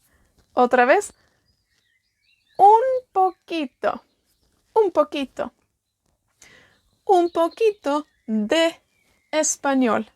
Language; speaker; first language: Spanish; non-native, fluent; Welsh